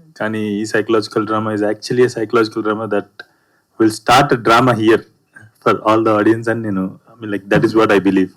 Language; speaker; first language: Telugu; native; Telugu